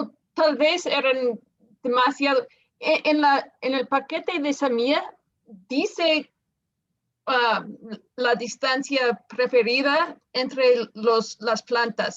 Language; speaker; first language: Spanish; non-native, fluent; English